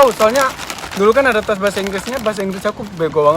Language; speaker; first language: Indonesian; native; Indonesian